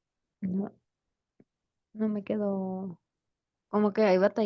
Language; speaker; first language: Spanish; native; Spanish